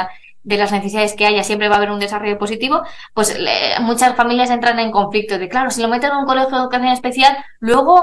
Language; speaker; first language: Spanish; native; Spanish